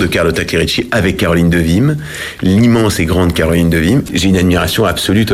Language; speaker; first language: French; native; French